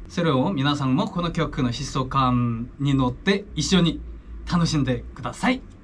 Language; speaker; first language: Japanese; non-native, fluent; Korean